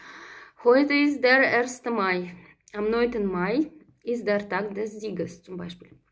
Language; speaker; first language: German; non-native, fluent; Russian